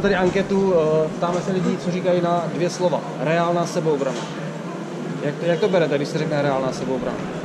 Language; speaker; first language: Czech; native; Czech